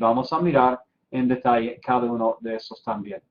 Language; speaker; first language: Spanish; non-native, fluent; English